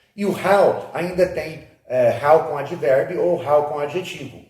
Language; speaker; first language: Portuguese; non-native, fluent; English